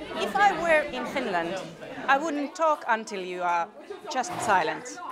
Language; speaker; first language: English; non-native, fluent; Finnish